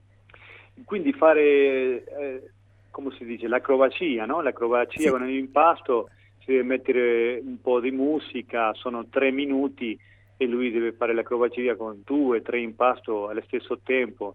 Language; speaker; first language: Italian; non-native, fluent; Spanish